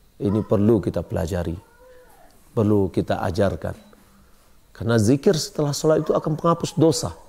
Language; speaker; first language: Malay; non-native, local second language; Minangkabau